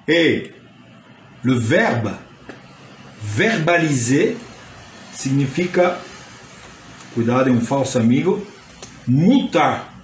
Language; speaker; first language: Portuguese; non-native, fluent; French